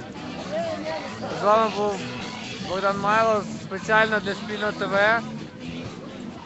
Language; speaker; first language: Ukrainian; native; Ukrainian